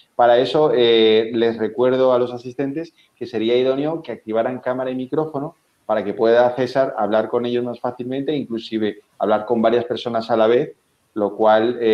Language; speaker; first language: Spanish; native; Spanish